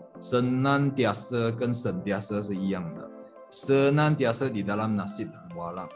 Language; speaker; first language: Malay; non-native, local second language; Chinese